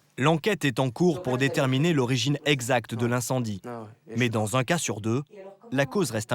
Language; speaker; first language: French; native; French